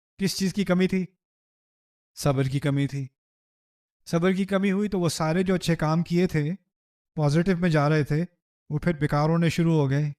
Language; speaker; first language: Urdu; early bilingual, heritage; Urdu